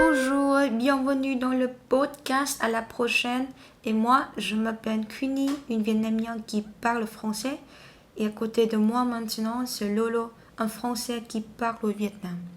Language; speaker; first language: French; non-native, learner; Vietnamese